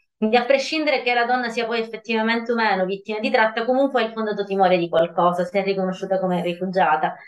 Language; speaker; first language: Italian; native; Italian